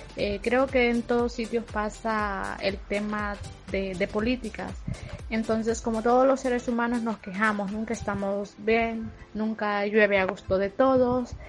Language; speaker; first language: Spanish; native; Spanish